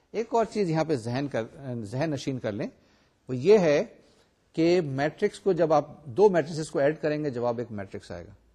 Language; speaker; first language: Urdu; native; Urdu